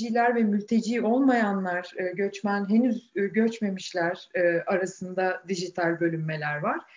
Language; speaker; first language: Turkish; native; Turkish